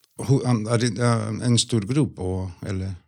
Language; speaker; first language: Swedish; non-native, fluent; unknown